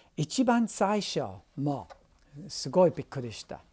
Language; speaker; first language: Japanese; non-native, learner; English